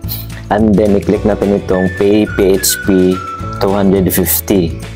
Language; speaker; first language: Filipino; native; Filipino